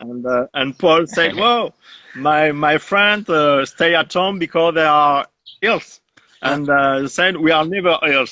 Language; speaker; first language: English; non-native, learner; French